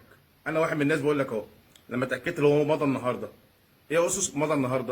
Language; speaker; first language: Arabic; native; Arabic